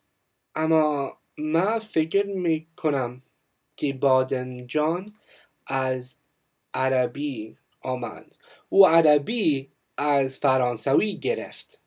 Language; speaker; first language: Persian; non-native, learner; English